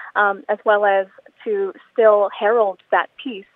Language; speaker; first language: English; non-native, local second language; Filipino